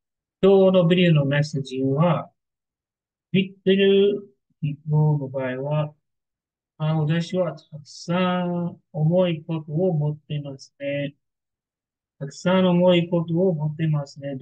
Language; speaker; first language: Japanese; non-native, learner; English